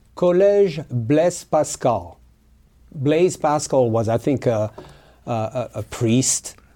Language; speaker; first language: English; non-native, fluent; French